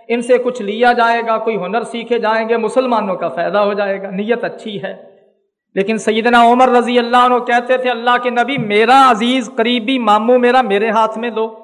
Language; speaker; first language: Urdu; non-native, local second language; Punjabi